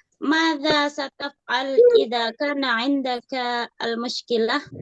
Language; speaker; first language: Arabic; non-native, learner; Indonesian